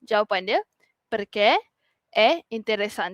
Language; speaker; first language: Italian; non-native, fluent; Malay